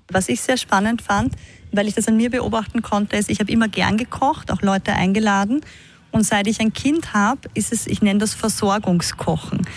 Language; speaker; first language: German; native; German